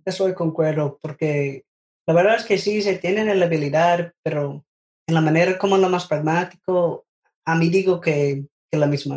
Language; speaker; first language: Spanish; non-native, learner; English